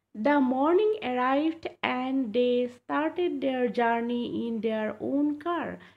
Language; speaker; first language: English; non-native, local second language; Assamese